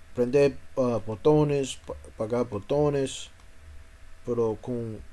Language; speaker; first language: Spanish; non-native, learner; English